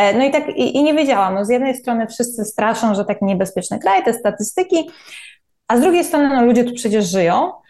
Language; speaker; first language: Polish; native; Polish